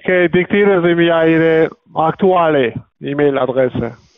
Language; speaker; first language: German; non-native, learner; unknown